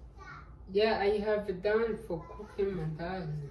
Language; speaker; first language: English; non-native, learner; Kinyarwanda